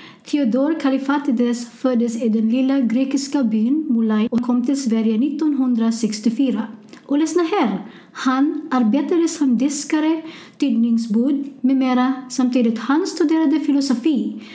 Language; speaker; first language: Swedish; non-native, learner; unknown